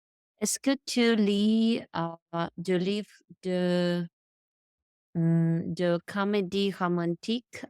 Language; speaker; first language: French; non-native, learner; English